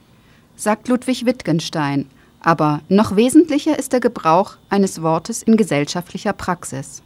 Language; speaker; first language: German; native; German